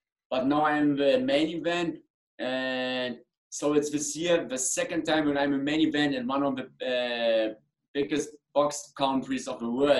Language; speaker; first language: English; non-native, learner; German